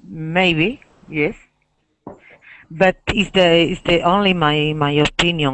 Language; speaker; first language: English; non-native, learner; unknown